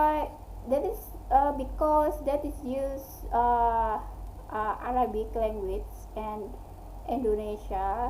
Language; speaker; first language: English; non-native, learner; Indonesian